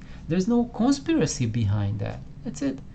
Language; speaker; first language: English; non-native, fluent; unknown